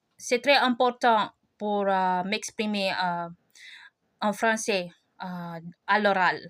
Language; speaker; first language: French; non-native, learner; Filipino